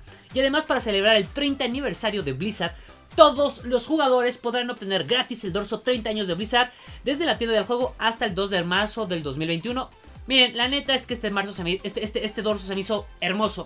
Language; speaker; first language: Spanish; native; Spanish